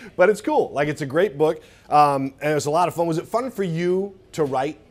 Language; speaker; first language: English; native; English